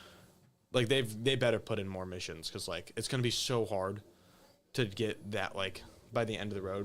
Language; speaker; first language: English; native; English